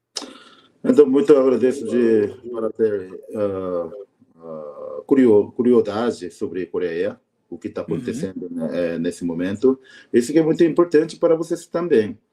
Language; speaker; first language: Portuguese; non-native, learner; Korean